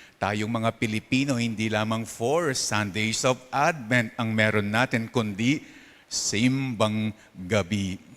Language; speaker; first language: Filipino; non-native, local second language; Pampanga